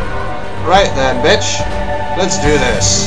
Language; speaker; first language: English; native; English